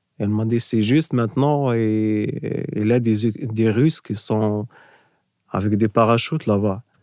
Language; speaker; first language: French; non-native, learner; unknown